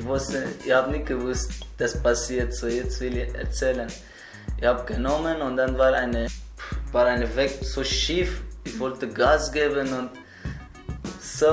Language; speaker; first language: German; non-native, learner; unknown